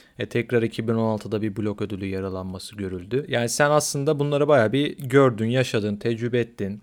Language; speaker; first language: Turkish; native; Turkish